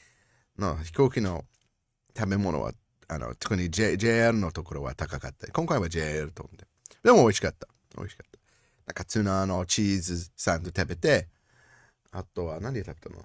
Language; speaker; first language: Japanese; non-native, learner; English